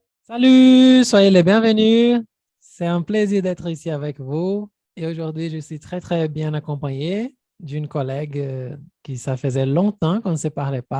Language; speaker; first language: French; non-native, fluent; Portuguese